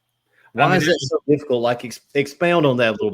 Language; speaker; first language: English; native; English